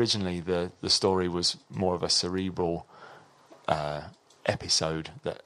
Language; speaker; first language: English; native; English